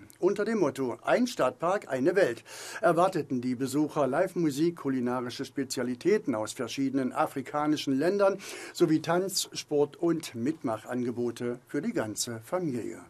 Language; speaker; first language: German; native; German